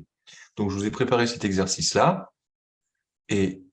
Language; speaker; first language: French; native; French